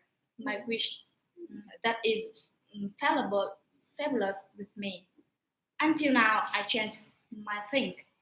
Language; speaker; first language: English; non-native, learner; Vietnamese